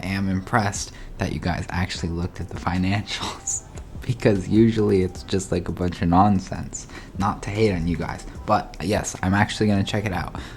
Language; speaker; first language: English; native; English